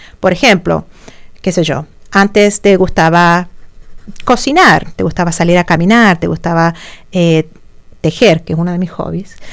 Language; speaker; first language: Spanish; native; Spanish